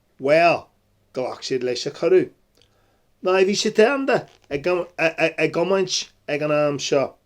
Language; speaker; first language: Irish; non-native, local second language; English